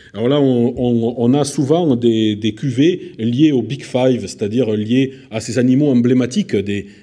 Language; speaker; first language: French; native; French